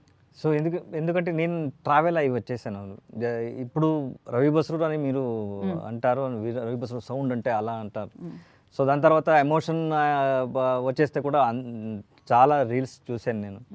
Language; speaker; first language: Telugu; non-native, learner; Kannada